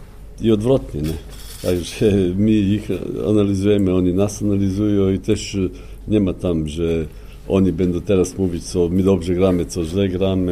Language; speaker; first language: Polish; non-native, fluent; Slovenian